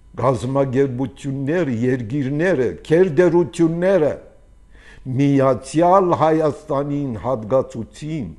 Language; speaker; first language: Armenian; early bilingual, heritage; Armenian